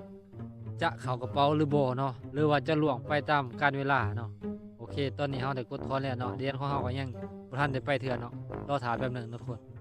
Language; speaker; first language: Thai; non-native, local second language; Northeastern Thai